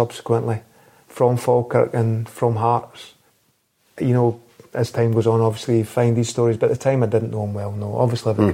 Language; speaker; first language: English; native; English